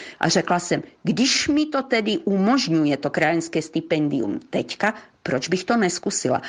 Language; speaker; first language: Czech; early bilingual, heritage; Czech